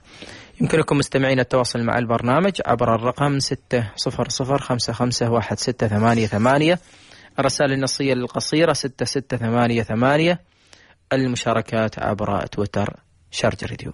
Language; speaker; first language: Arabic; native; Arabic